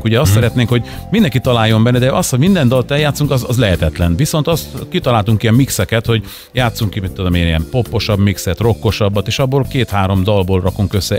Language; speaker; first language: Hungarian; native; Hungarian